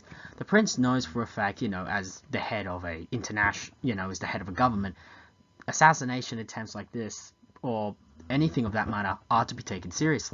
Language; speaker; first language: English; native; English